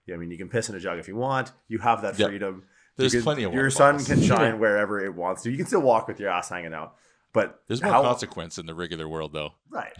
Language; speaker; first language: English; native; English